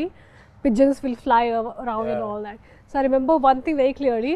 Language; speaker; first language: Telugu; non-native, local second language; Hindi